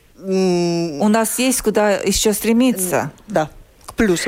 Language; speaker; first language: Russian; non-native, local second language; Latvian